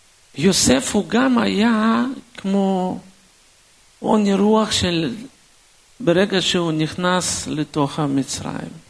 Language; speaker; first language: Hebrew; non-native, fluent; Russian